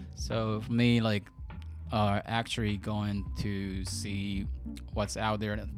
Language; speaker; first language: English; non-native, fluent; Japanese